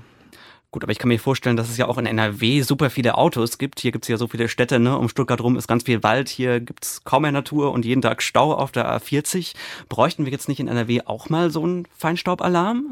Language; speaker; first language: German; native; German